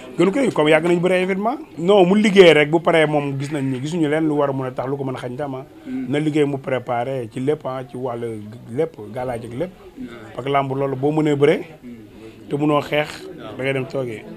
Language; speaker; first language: Wolof; native; Wolof